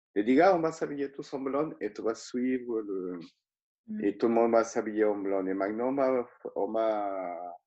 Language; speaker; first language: French; non-native, learner; Spanish